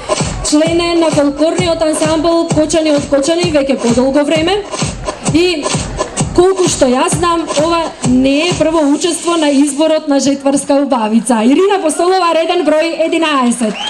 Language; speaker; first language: Macedonian; native; Macedonian